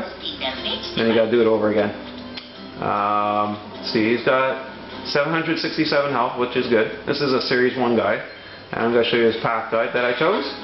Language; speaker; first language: English; native; English